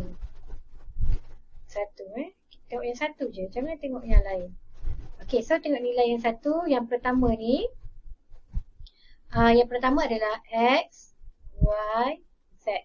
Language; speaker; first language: Malay; native; Malay